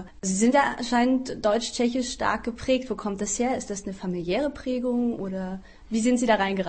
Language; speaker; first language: German; native; German